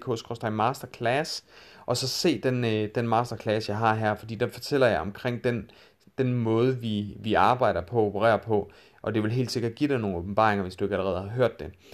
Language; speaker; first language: Danish; native; Danish